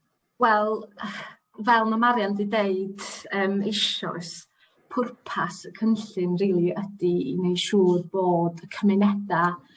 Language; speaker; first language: Welsh; native; Welsh